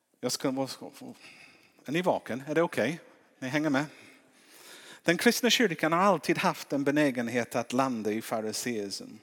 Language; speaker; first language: Swedish; non-native, fluent; English